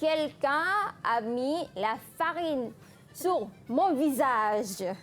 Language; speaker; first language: French; non-native, fluent; Malay